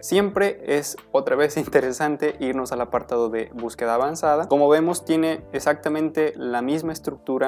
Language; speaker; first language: Spanish; native; Spanish